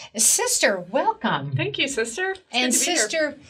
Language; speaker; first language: English; native; English